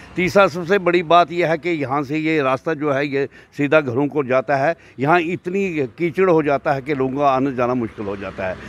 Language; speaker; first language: Hindi; native; Hindi